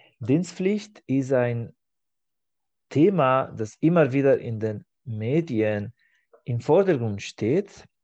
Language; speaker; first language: German; non-native, fluent; Spanish